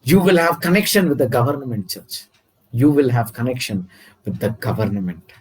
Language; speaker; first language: English; non-native, local second language; Telugu